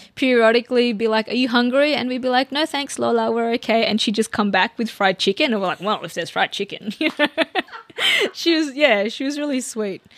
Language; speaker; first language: English; early bilingual, other home language; Filipino